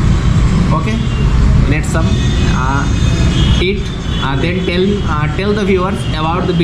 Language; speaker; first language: English; non-native, local second language; Hindi